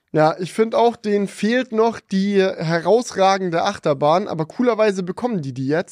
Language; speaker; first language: German; native; German